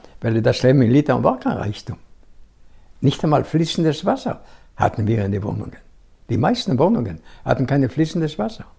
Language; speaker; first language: German; non-native, fluent; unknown